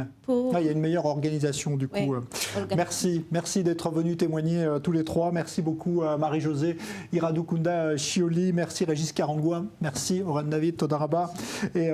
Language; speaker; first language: French; native; French